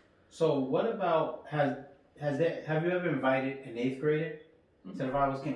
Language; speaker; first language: English; native; English